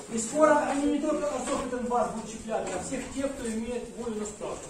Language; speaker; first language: Ukrainian; non-native, local second language; Russian